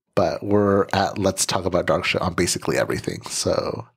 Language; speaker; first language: English; native; English